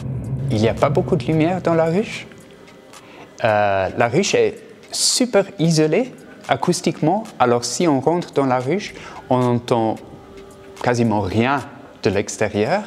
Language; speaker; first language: French; non-native, fluent; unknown